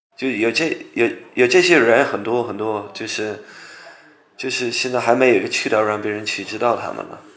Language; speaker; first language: Chinese; non-native, fluent; English